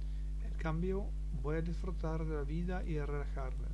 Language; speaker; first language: Spanish; non-native, learner; German